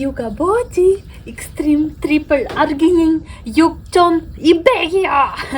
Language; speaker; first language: Korean; non-native, fluent; Ukrainian